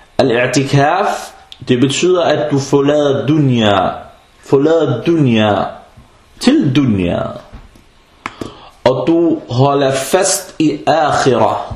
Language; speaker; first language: Danish; early bilingual, other home language; Arabic